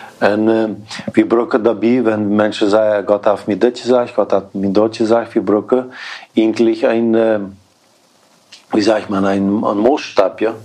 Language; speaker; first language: German; early bilingual, heritage; Plautdietsch